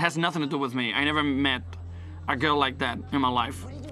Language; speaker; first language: English; non-native, fluent; Spanish